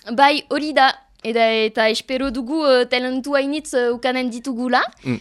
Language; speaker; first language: Basque; non-native, learner; French